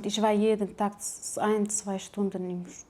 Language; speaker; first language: German; non-native, fluent; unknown